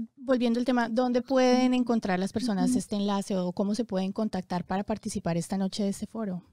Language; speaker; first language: Spanish; early bilingual, heritage; Spanish